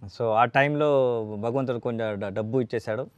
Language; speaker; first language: Telugu; non-native, learner; Kannada